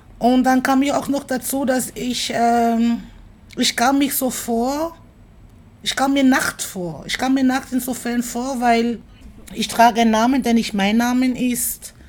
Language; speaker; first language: German; non-native, fluent; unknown